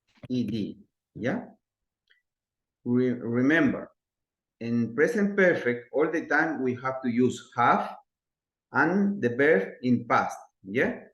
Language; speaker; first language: English; non-native, learner; Spanish